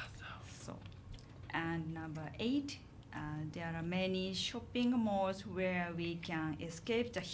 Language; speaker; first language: English; non-native, learner; Japanese